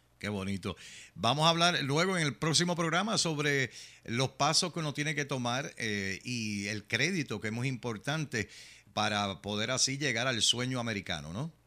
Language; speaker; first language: Spanish; native; Spanish